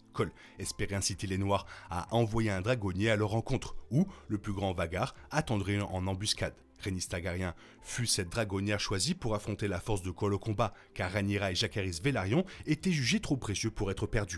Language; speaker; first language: French; native; French